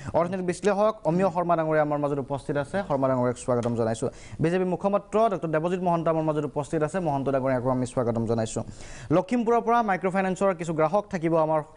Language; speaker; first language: Assamese; native; Assamese